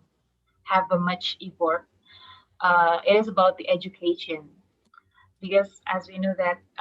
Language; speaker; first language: English; non-native, fluent; Indonesian